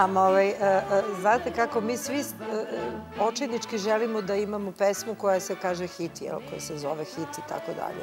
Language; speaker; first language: Serbian; native; Serbian